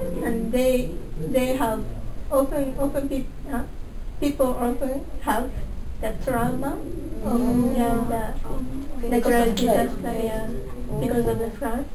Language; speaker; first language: English; non-native, local second language; Malay